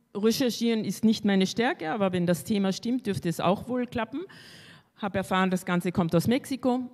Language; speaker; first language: German; early bilingual, other home language; Spanish